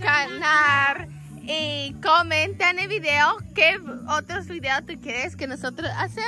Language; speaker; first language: Spanish; early bilingual, heritage; Spanish